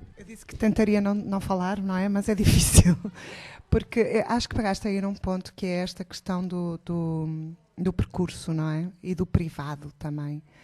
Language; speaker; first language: Portuguese; native; Portuguese